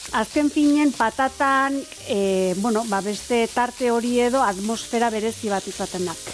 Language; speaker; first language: Basque; native; Basque